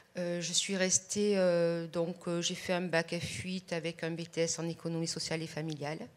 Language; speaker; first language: French; native; French